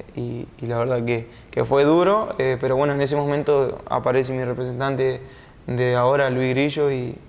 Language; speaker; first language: Spanish; native; Spanish